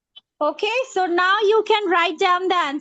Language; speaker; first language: English; non-native, fluent; Bangla